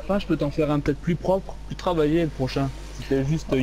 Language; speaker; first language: French; native; French